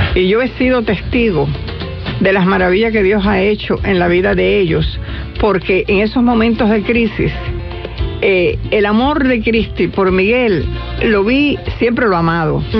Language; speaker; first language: Spanish; native; Spanish